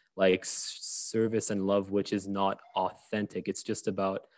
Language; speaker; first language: English; early bilingual, other home language; Arabic